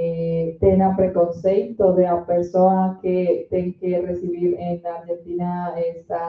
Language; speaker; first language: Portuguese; non-native, learner; Spanish